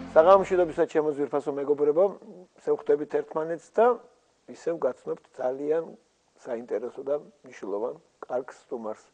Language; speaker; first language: Georgian; native; Georgian